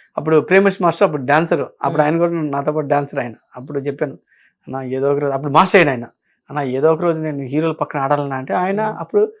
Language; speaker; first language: Telugu; native; Telugu